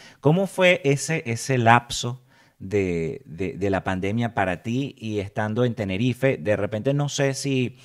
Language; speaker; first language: Spanish; native; Spanish